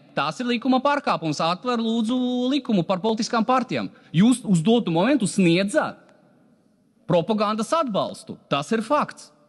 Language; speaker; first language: Latvian; non-native, local second language; Russian